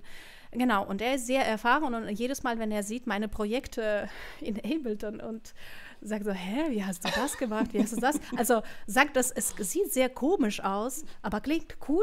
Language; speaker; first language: German; non-native, fluent; Russian